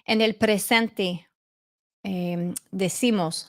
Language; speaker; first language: Spanish; non-native, learner; English